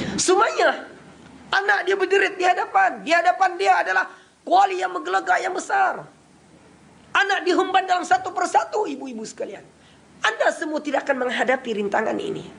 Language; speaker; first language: Malay; non-native, local second language; Central Dusun